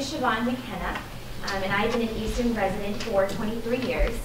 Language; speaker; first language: English; native; English